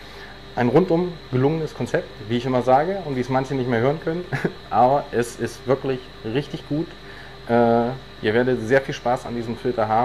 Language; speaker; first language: German; native; German